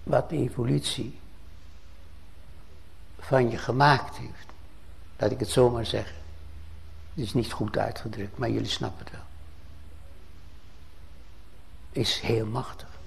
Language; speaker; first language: Dutch; native; Dutch